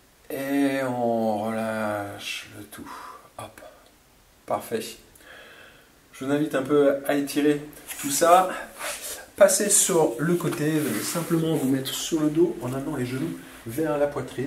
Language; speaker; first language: French; native; French